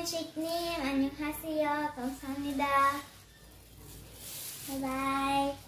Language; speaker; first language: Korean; non-native, learner; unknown